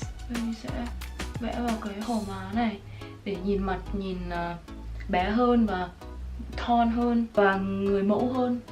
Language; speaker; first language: Vietnamese; early bilingual, heritage; Vietnamese